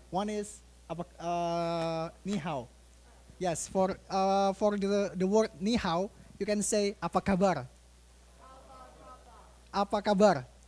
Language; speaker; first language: English; non-native, fluent; Indonesian